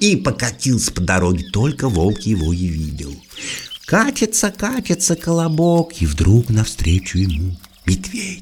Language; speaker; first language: Russian; native; Russian